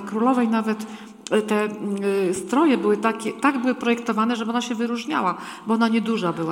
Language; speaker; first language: Polish; native; Polish